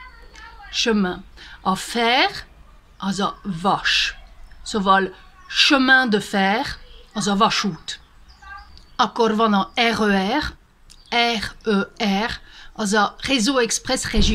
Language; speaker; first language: Hungarian; early bilingual, heritage; Hungarian